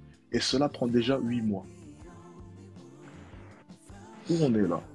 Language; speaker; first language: French; native; French